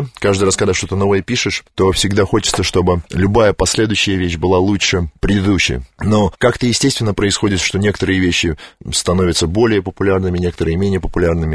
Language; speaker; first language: Russian; native; Russian